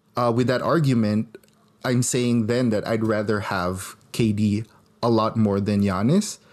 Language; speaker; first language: English; non-native, local second language; Filipino